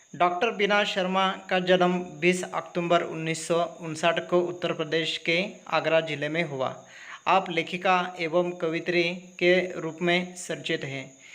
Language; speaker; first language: Hindi; non-native, local second language; Marathi